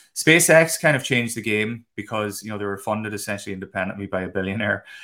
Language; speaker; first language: English; native; English